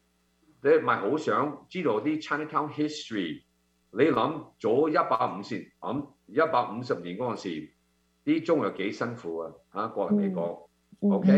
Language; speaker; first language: Cantonese; early bilingual, heritage; Cantonese